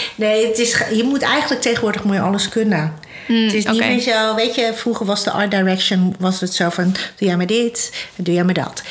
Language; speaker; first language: Dutch; early bilingual, other home language; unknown